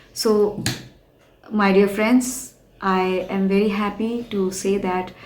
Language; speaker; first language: English; non-native, local second language; Hindi